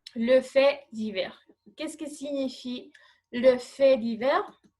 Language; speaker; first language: French; non-native, fluent; Spanish